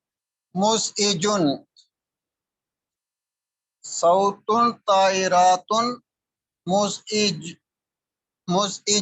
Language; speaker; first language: Arabic; non-native, fluent; Malay